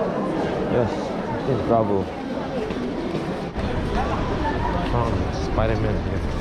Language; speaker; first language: English; non-native, local second language; Chinese